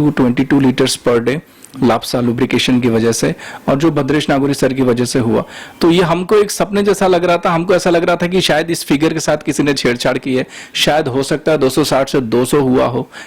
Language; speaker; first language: Hindi; native; Hindi